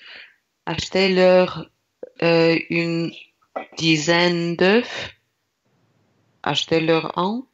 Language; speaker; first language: French; non-native, learner; Russian